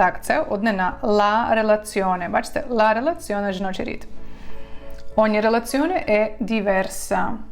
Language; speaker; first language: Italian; non-native, fluent; Ukrainian